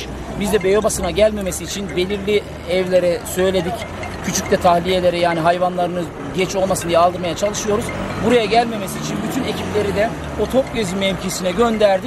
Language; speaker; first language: Turkish; native; Turkish